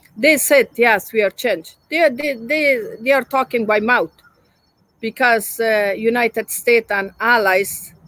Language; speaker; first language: English; non-native, learner; Persian